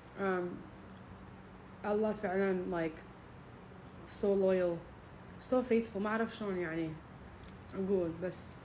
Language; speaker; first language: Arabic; early bilingual, heritage; Arabic